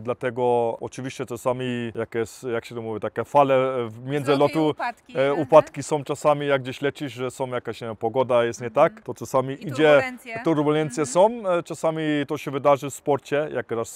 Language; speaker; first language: Polish; early bilingual, heritage; Polish